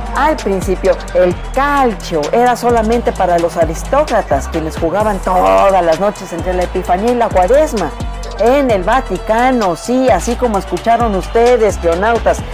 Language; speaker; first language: Spanish; native; Spanish